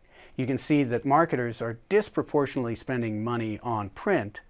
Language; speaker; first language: English; native; English